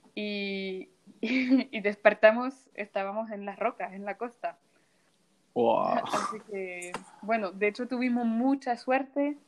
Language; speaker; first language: Spanish; non-native, fluent; French